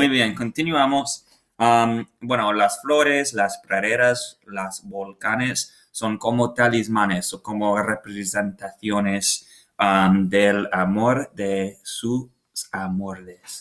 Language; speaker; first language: Spanish; non-native, learner; English